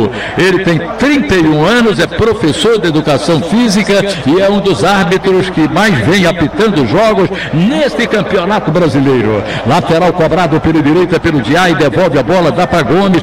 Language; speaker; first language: Portuguese; native; Portuguese